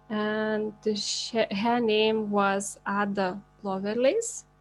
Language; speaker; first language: English; non-native, learner; Lithuanian